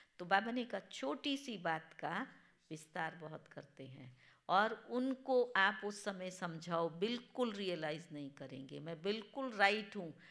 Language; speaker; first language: Hindi; non-native, local second language; Gujarati